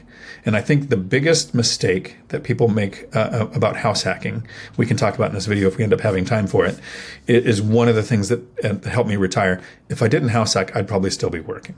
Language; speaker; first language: English; native; English